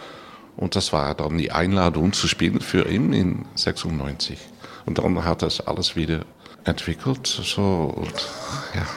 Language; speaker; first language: German; non-native, learner; Dutch